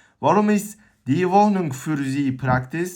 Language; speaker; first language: German; non-native, learner; Turkish